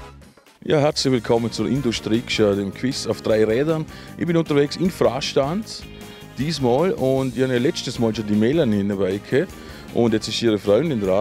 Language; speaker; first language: German; native; German